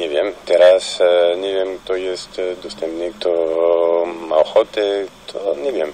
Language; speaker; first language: Polish; non-native, fluent; French